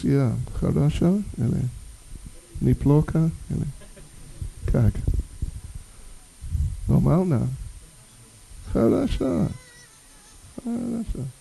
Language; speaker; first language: Russian; non-native, learner; English